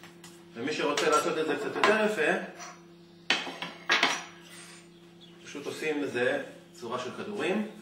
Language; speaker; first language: Hebrew; native; Hebrew